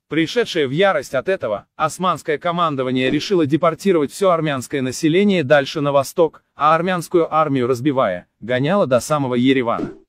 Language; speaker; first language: Russian; non-native, local second language; Azerbaijani